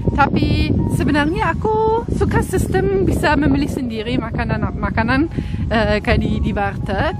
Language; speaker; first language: Indonesian; non-native, fluent; German